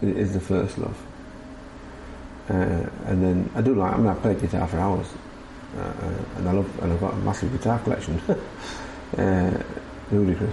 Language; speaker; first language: English; native; English